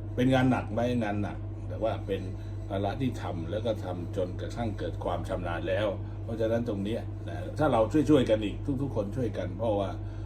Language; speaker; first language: Thai; native; Thai